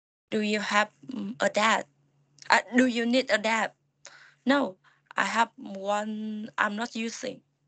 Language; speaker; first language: English; non-native, learner; Vietnamese